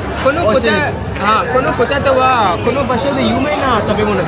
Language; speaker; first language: Japanese; non-native, learner; Telugu